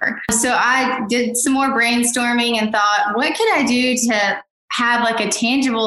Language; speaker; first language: English; native; English